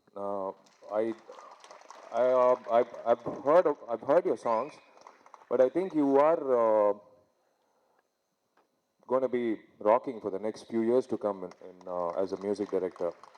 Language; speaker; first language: English; non-native, local second language; Tamil